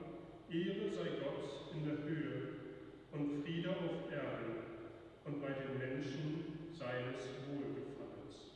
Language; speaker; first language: German; native; German